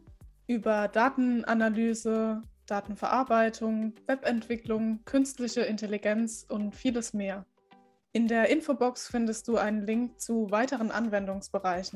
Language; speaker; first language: German; native; German